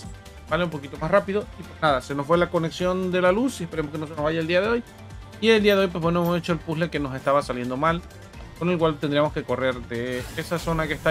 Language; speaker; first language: Spanish; native; Spanish